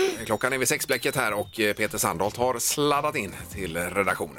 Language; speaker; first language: Swedish; native; Swedish